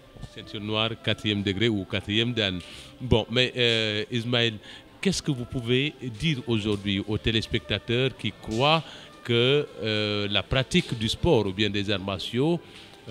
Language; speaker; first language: French; non-native, local second language; Wolof